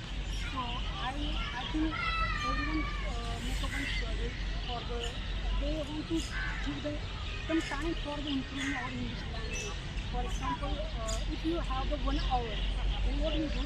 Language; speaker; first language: English; non-native, learner; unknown